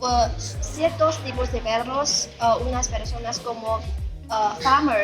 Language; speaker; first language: Spanish; non-native, learner; Chinese